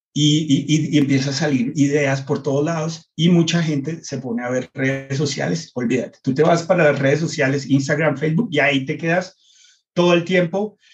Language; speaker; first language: Spanish; early bilingual, heritage; Spanish